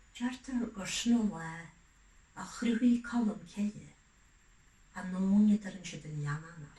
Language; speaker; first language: Irish; native; Irish